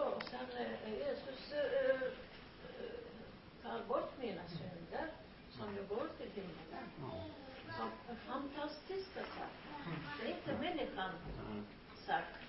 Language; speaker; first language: Swedish; non-native, learner; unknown